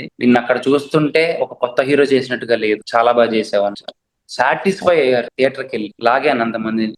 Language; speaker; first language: Telugu; native; Telugu